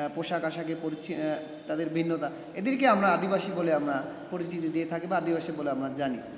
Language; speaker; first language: Bangla; non-native, local second language; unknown